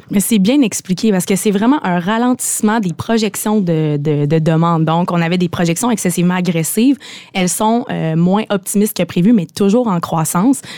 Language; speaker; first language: French; native; French